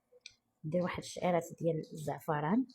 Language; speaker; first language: Arabic; native; Arabic